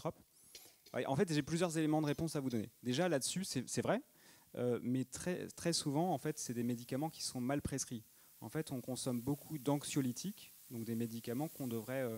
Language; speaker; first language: French; native; French